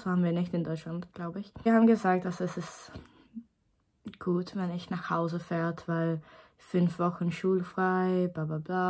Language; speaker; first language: German; non-native, learner; Swedish